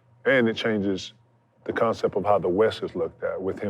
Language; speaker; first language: English; native; English